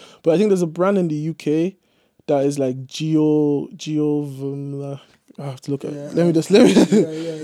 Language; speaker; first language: English; native; English